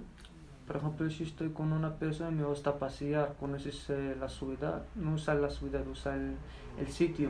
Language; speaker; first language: Spanish; non-native, learner; Berber languages